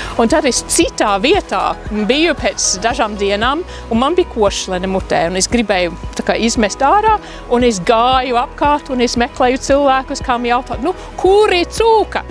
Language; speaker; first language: Latvian; non-native, fluent; English